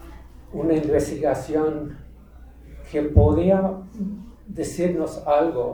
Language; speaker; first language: Spanish; non-native, fluent; English